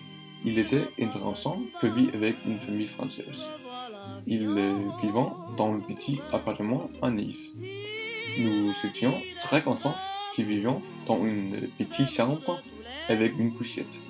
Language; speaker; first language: French; non-native, learner; Danish